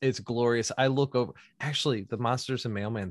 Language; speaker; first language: English; native; English